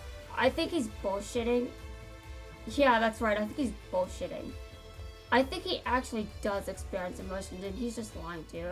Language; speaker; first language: English; native; English